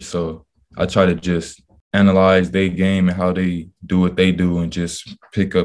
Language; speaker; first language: English; native; English